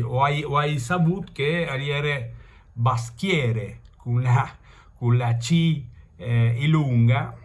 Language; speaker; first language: Italian; early bilingual, heritage; Spanish